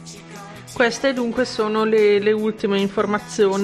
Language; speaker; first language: Italian; native; Italian